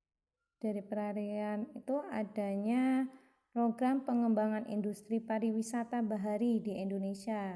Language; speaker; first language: Indonesian; native; Indonesian